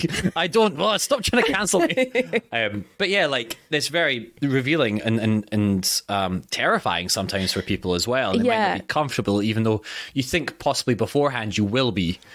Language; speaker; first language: English; native; English